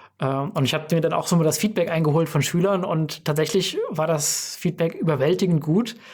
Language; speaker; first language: German; native; German